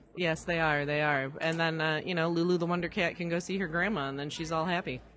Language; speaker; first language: English; native; English